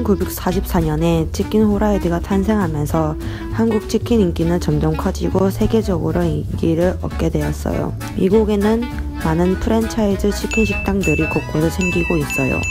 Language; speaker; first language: Korean; non-native, learner; English